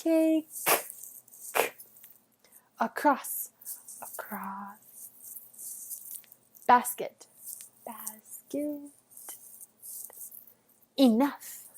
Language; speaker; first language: French; non-native, fluent; English